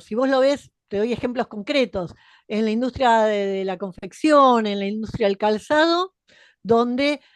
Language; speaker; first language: Spanish; native; Spanish